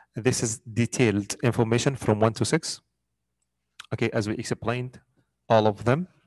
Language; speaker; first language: English; non-native, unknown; Arabic